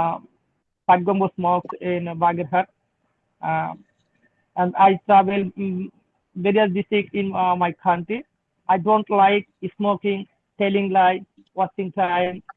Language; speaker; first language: English; non-native, local second language; Bangla